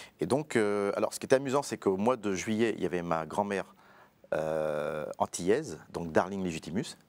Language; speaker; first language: French; native; French